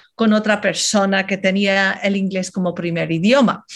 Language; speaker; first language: Spanish; non-native, fluent; English